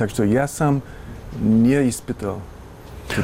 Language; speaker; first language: Russian; non-native, fluent; English